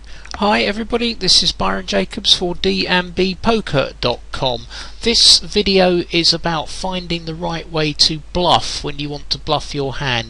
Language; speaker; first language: English; native; English